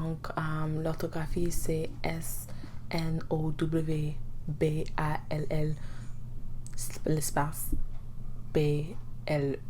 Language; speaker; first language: French; non-native, learner; English